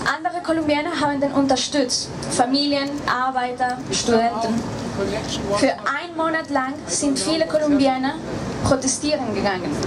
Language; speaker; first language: German; non-native, fluent; Spanish